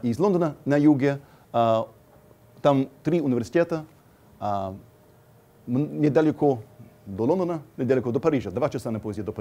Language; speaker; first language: Russian; non-native, fluent; English